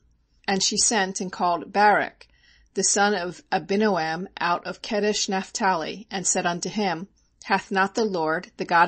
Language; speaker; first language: English; native; English